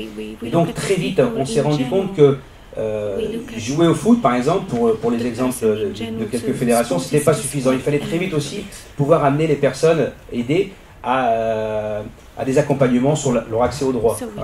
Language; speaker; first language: French; native; French